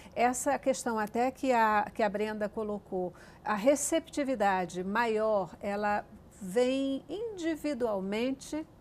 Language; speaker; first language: Portuguese; native; Portuguese